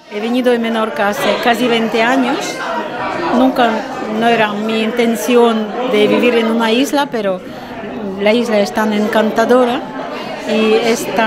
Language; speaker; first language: Spanish; non-native, fluent; Russian